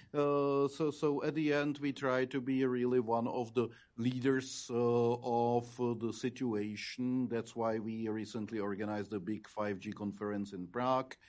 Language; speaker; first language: English; non-native, fluent; Czech